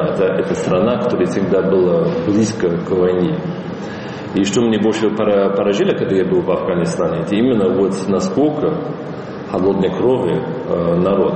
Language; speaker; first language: Russian; non-native, fluent; English